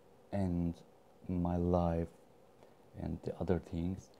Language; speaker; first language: English; non-native, learner; Turkish